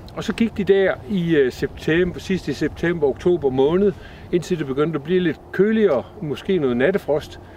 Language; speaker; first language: Danish; native; Danish